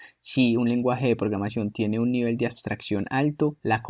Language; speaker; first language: Spanish; native; Spanish